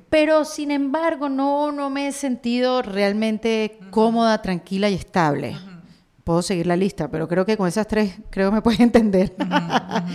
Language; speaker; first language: Spanish; native; Spanish